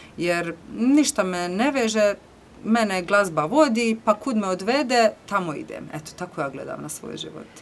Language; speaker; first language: Croatian; native; Croatian